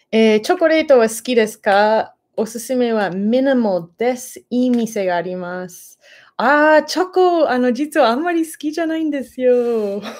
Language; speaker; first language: Japanese; non-native, fluent; English